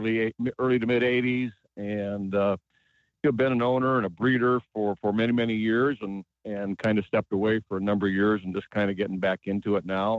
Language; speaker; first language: English; native; English